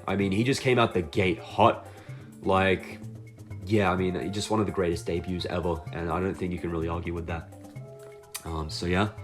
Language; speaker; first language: English; native; English